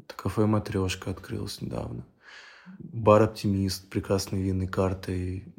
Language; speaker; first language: Russian; native; Russian